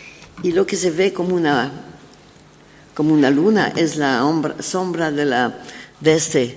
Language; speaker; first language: Spanish; non-native, learner; French